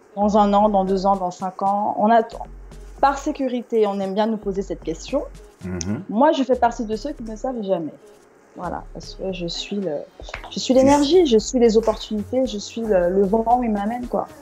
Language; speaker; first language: French; native; French